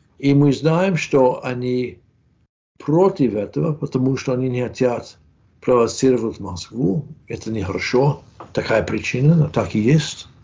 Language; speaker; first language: Russian; non-native, fluent; English